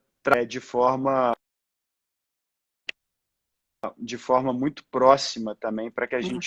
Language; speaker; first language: Portuguese; native; Portuguese